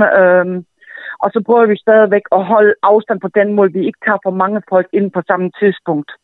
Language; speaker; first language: Danish; non-native, fluent; German